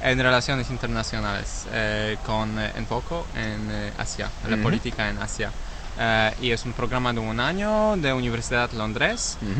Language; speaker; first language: Spanish; non-native, learner; Polish